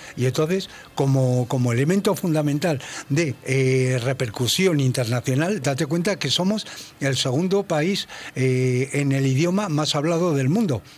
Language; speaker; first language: Spanish; native; Spanish